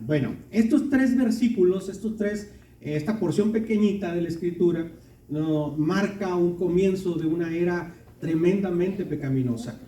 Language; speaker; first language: Spanish; native; Spanish